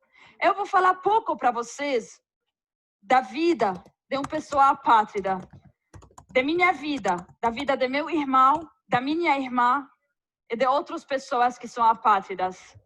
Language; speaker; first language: Portuguese; non-native, fluent; Arabic